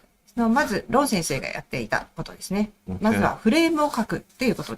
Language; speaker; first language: Japanese; native; Japanese